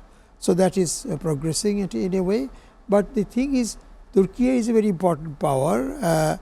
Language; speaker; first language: English; non-native, local second language; Bangla